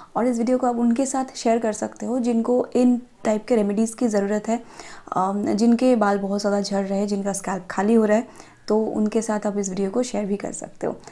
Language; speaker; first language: Hindi; non-native, local second language; Bangla